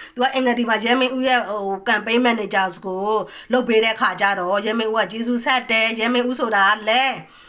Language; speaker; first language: Burmese; native; Burmese